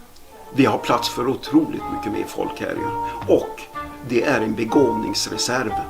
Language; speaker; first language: Swedish; native; Swedish